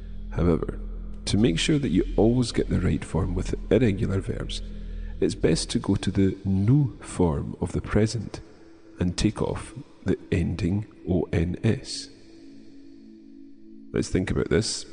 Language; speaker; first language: English; native; English